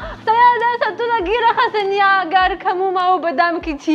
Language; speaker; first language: Indonesian; non-native, learner; Russian